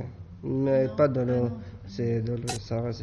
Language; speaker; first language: French; non-native, learner; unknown